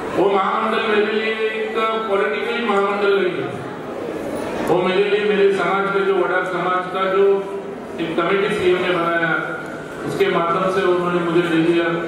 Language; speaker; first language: Hindi; non-native, local second language; Marathi